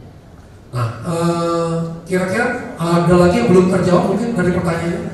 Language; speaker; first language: Indonesian; native; Indonesian